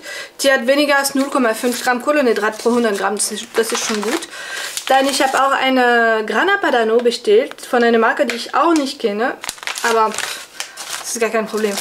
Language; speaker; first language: German; non-native, fluent; French